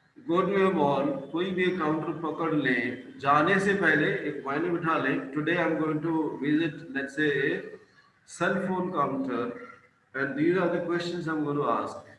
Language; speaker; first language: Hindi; non-native, local second language; Punjabi